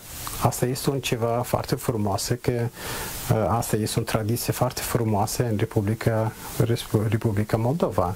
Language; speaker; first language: Romanian; non-native, learner; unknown